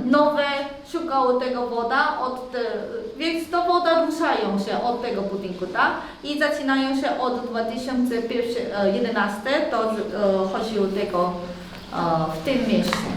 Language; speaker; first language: Polish; non-native, learner; Korean